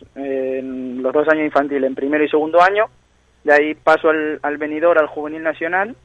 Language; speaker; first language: Spanish; native; Spanish